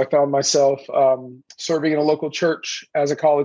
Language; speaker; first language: English; early bilingual, other home language; Persian